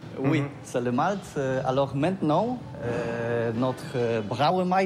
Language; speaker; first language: French; non-native, learner; Polish